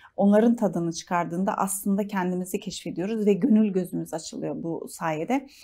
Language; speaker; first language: Turkish; native; Turkish